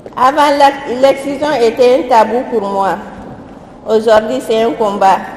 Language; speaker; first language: French; non-native, local second language; Soninke